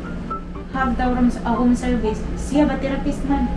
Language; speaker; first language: English; non-native, local second language; Cebuano